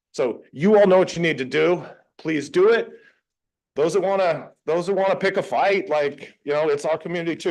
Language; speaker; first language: English; native; English